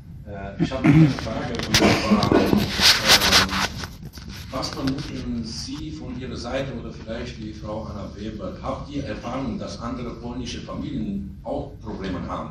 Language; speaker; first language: German; non-native, fluent; Romanian